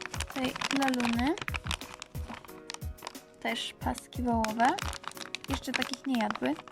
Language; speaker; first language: Polish; native; Polish